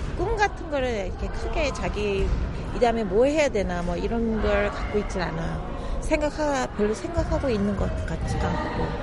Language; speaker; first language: Korean; early bilingual, heritage; Korean